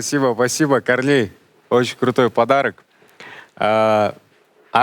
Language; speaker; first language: Russian; non-native, local second language; Kazakh